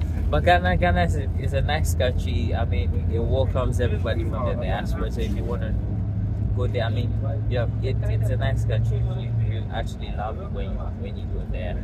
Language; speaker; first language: English; non-native, local second language; Akan